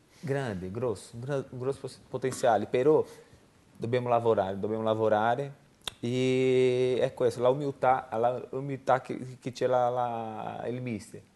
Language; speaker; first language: Italian; non-native, learner; Portuguese